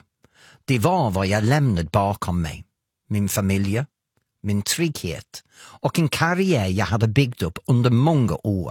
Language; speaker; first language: Swedish; non-native, fluent; English